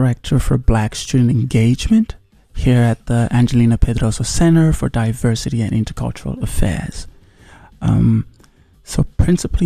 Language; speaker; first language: English; non-native, local second language; Yoruba